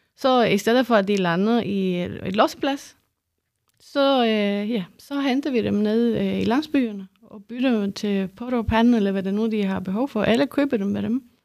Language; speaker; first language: Danish; non-native, fluent; Spanish